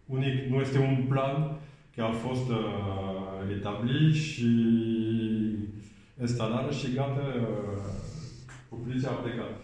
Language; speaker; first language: Romanian; non-native, learner; French